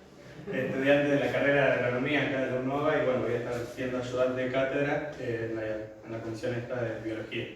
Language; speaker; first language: Spanish; native; Spanish